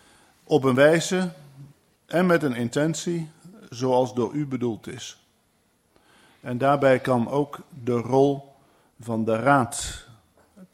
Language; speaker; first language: Dutch; native; Dutch